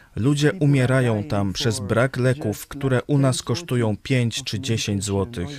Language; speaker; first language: Polish; non-native, fluent; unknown